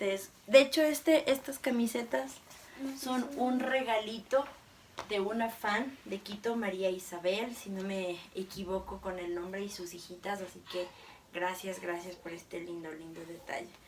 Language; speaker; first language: Spanish; native; Spanish